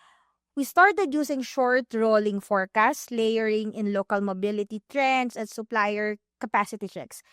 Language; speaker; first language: English; non-native, local second language; Filipino